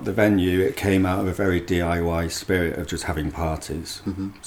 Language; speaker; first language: English; native; English